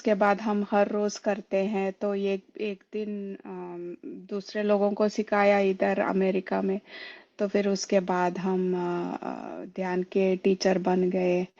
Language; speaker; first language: Hindi; non-native, local second language; Kannada